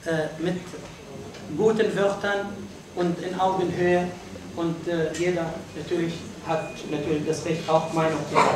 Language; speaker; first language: German; non-native, fluent; Arabic